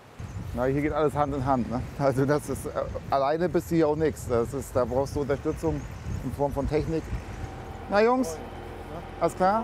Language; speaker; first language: German; native; German